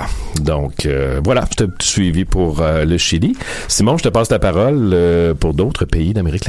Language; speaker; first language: French; native; French